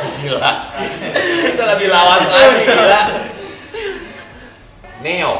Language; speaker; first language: Indonesian; native; Indonesian